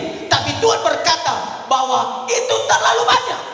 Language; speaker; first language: Indonesian; native; Indonesian